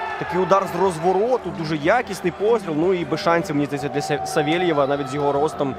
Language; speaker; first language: Ukrainian; native; Ukrainian